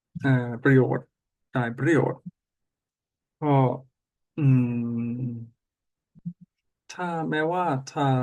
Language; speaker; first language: Thai; non-native, learner; English